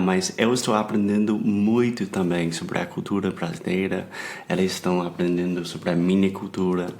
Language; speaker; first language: Portuguese; non-native, fluent; English